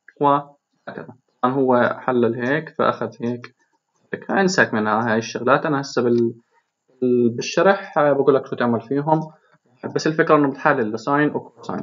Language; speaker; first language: Arabic; native; Arabic